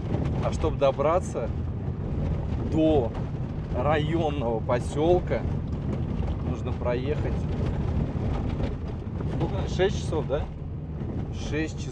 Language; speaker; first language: Russian; native; Russian